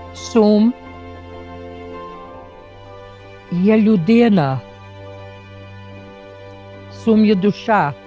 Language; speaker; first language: Ukrainian; early bilingual, heritage; Ukrainian